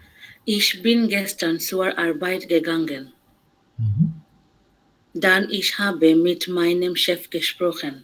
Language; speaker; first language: German; non-native, learner; Bangla